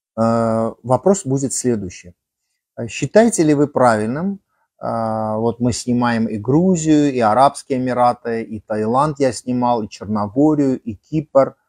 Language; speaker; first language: Russian; non-native, local second language; Armenian